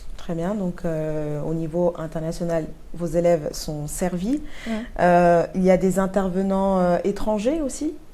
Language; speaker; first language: French; native; French